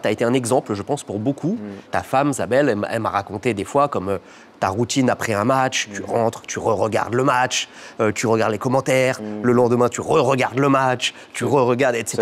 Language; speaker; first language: French; native; French